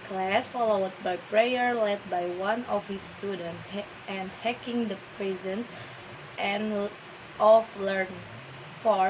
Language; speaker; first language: English; non-native, learner; Indonesian